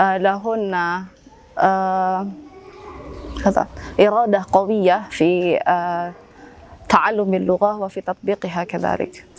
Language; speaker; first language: Arabic; non-native, fluent; Indonesian